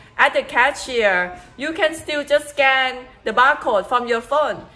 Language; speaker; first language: English; non-native, fluent; Thai